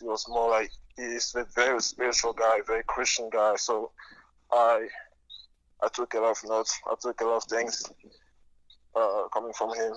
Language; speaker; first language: English; non-native, local second language; French